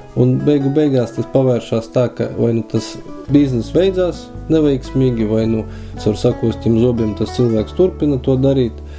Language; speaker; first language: Latvian; native; Latvian